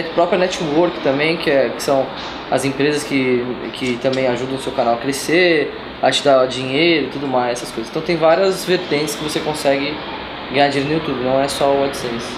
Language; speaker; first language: Portuguese; native; Portuguese